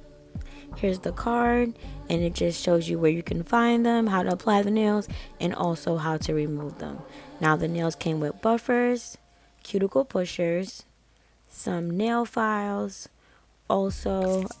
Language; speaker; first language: English; native; English